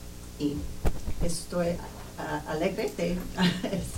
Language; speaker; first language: Spanish; non-native, learner; English